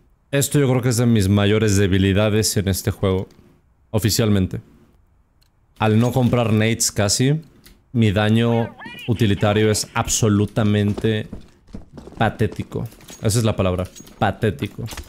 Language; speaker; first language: Spanish; native; Spanish